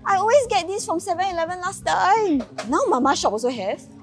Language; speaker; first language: English; native; English